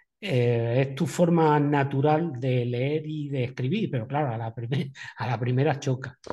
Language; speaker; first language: Spanish; native; Spanish